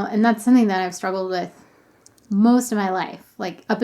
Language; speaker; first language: English; native; English